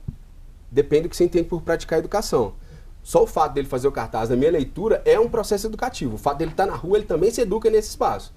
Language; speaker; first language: Portuguese; native; Portuguese